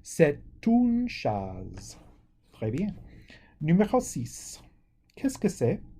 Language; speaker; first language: French; non-native, fluent; English